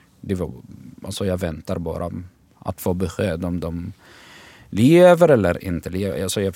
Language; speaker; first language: Swedish; non-native, fluent; Arabic